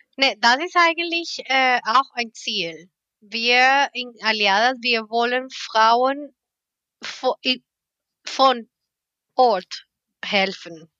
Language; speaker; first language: German; non-native, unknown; Spanish